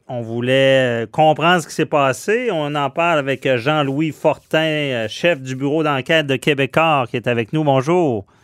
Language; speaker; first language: French; native; French